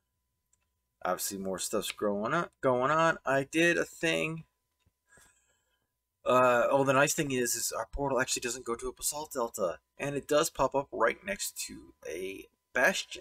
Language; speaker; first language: English; native; English